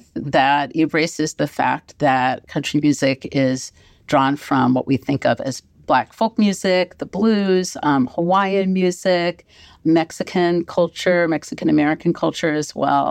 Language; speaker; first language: English; native; English